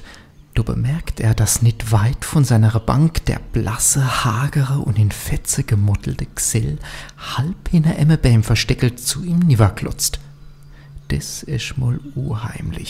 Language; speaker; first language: German; native; German